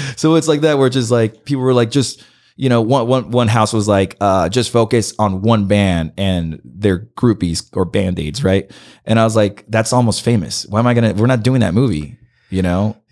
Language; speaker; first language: English; early bilingual, other home language; Spanish